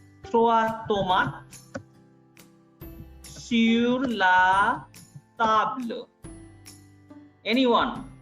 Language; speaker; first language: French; non-native, fluent; Bangla